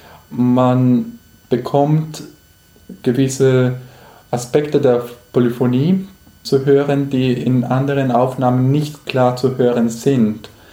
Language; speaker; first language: German; non-native, fluent; Spanish